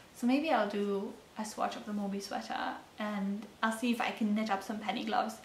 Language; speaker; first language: English; non-native, fluent; German